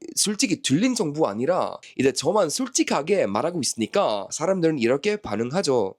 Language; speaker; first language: Korean; non-native, fluent; Swedish